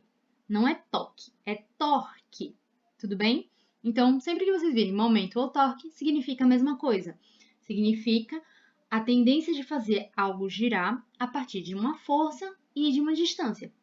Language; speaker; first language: Portuguese; native; Portuguese